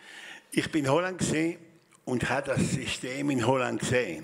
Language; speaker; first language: German; native; German